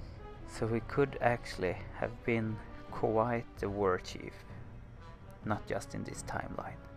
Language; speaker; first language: English; non-native, fluent; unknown